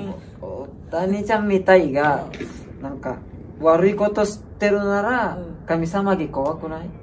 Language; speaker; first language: Japanese; non-native, learner; Indonesian